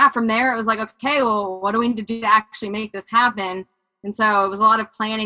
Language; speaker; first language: English; native; English